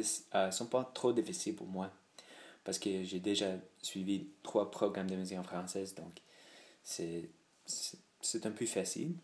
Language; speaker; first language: French; non-native, learner; English